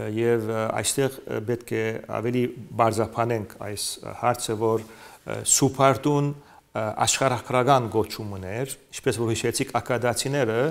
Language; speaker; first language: Armenian; early bilingual, heritage; Armenian